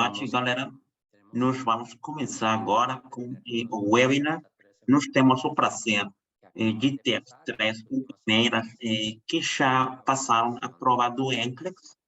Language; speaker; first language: Portuguese; non-native, fluent; Spanish